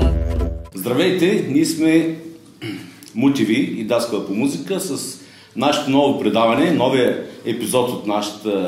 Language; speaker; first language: Bulgarian; native; Bulgarian